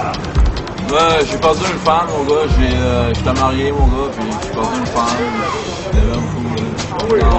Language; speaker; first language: French; native; French